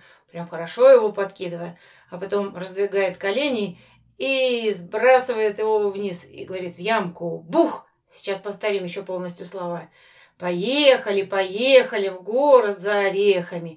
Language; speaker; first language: Russian; native; Russian